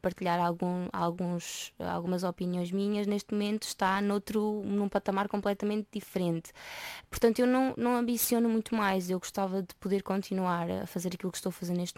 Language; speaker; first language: Portuguese; native; Portuguese